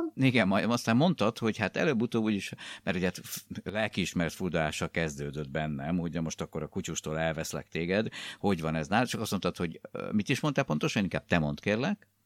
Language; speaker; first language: Hungarian; native; Hungarian